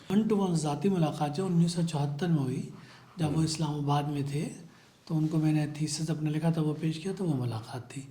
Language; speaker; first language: Urdu; native; Urdu